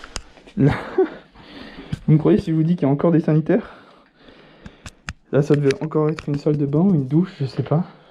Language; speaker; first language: French; native; French